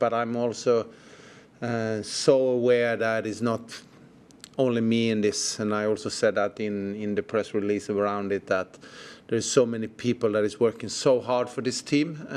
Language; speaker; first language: English; non-native, fluent; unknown